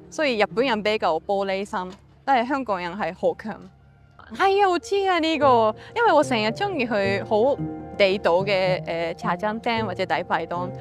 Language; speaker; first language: Cantonese; non-native, fluent; Japanese